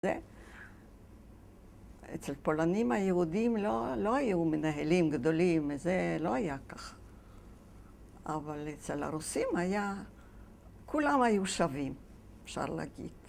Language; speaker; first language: Hebrew; non-native, fluent; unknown